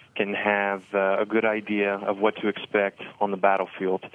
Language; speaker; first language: English; native; English